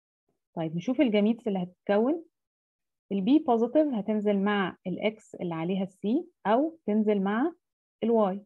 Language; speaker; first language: Arabic; native; Arabic